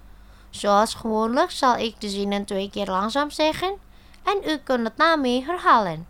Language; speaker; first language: Dutch; non-native, fluent; Indonesian